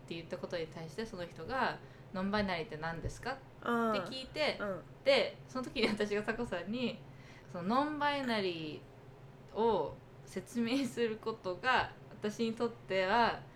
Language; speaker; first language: Japanese; early bilingual, other home language; English